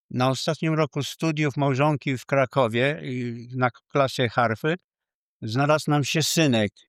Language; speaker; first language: Polish; native; Polish